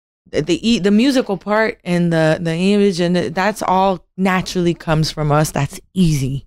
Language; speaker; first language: English; native; English